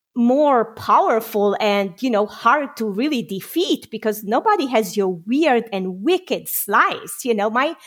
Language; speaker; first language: English; non-native, fluent; Romanian